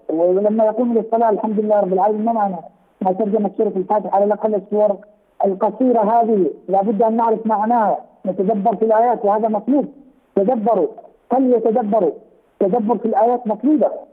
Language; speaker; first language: Arabic; non-native, fluent; Urdu